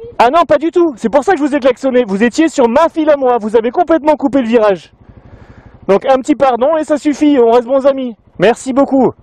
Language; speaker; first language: French; native; French